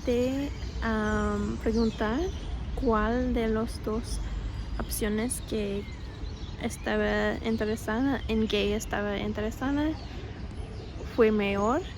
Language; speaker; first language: Spanish; non-native, fluent; English